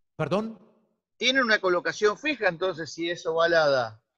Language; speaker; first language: Spanish; native; Spanish